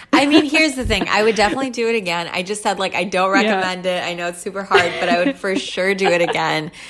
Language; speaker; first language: English; early bilingual, other home language; Urdu